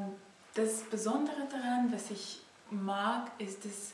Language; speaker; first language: German; non-native, fluent; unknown